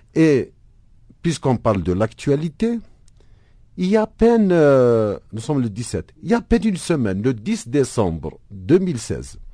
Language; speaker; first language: French; non-native, local second language; Arabic